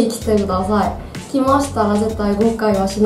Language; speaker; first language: Japanese; non-native, fluent; Korean